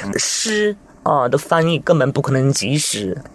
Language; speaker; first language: Chinese; non-native, fluent; Italian